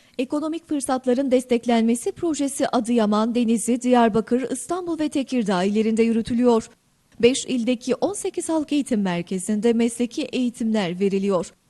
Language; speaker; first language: Turkish; native; Turkish